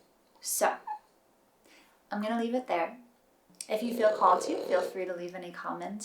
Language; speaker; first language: English; native; English